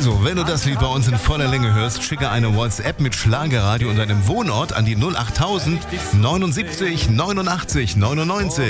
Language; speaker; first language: German; native; German